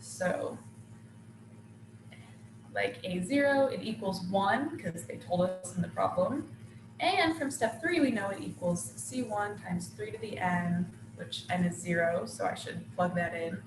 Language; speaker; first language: English; native; English